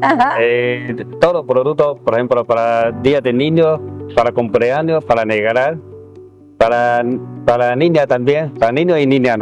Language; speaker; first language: Spanish; non-native, learner; Chinese